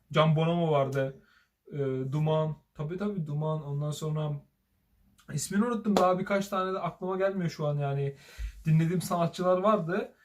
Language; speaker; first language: Turkish; native; Turkish